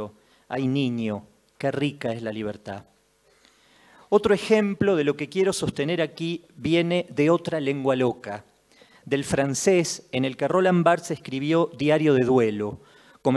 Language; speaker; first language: Spanish; native; Spanish